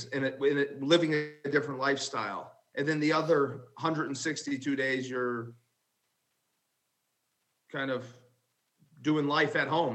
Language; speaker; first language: English; native; English